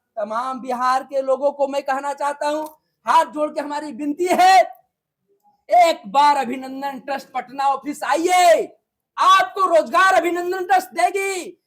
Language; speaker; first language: Hindi; native; Hindi